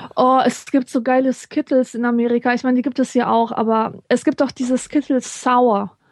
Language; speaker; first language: German; early bilingual, other home language; Polish